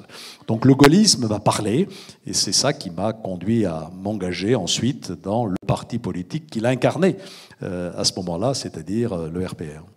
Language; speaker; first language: French; native; French